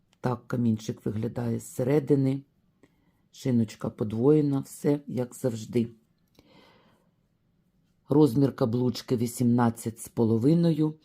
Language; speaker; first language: Ukrainian; native; Ukrainian